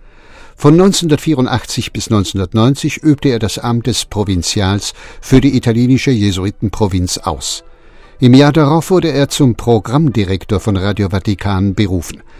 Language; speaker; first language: German; native; German